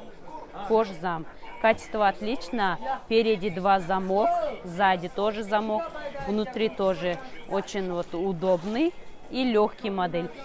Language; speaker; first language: Russian; non-native, learner; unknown